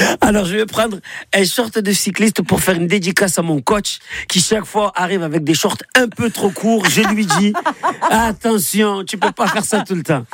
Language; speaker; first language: French; native; French